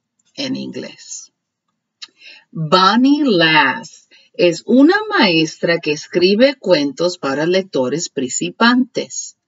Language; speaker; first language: Spanish; early bilingual, heritage; Spanish